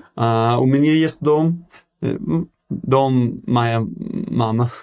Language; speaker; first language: Russian; non-native, fluent; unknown